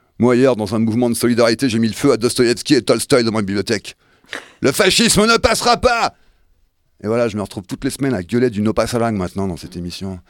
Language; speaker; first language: French; native; French